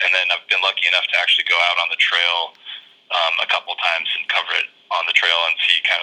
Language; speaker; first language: English; native; English